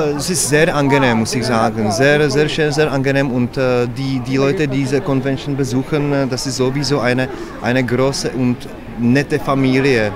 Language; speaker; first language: German; non-native, learner; Czech